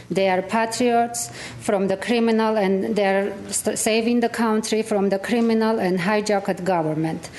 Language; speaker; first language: English; non-native, fluent; Armenian